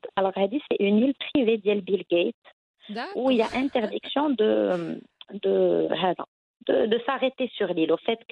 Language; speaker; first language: French; non-native, local second language; Arabic